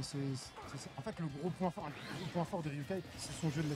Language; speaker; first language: French; native; French